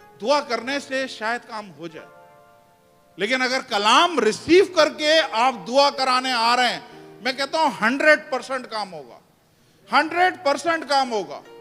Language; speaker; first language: Urdu; non-native, local second language; Punjabi